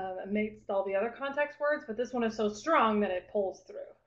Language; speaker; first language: English; native; English